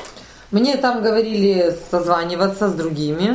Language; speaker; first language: Russian; native; Russian